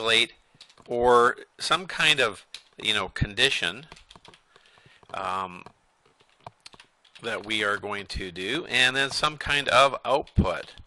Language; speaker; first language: English; native; English